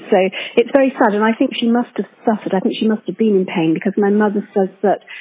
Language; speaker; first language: English; native; English